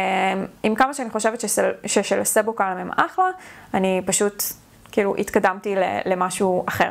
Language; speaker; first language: Hebrew; native; Hebrew